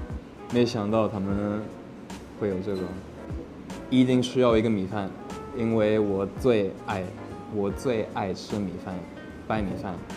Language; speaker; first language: Chinese; non-native, fluent; English